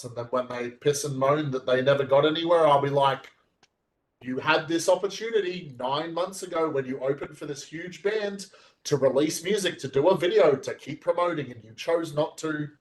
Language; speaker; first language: English; native; English